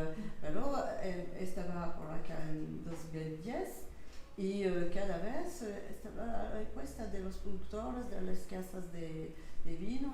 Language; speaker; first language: Spanish; non-native, learner; French